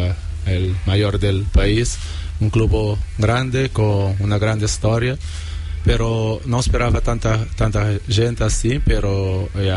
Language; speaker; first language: Spanish; non-native, fluent; Portuguese